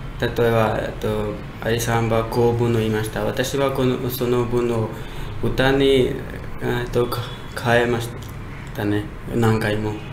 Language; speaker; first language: Japanese; non-native, learner; Hindi